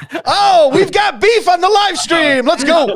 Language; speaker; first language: English; native; English